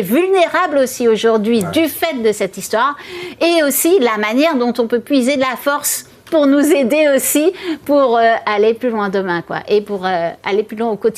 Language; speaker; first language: French; native; French